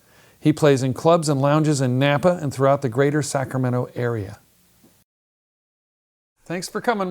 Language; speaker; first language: English; native; English